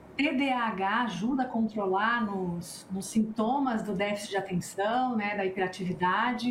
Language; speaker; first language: Portuguese; native; Portuguese